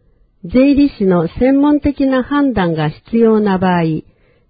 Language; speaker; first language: Japanese; native; Japanese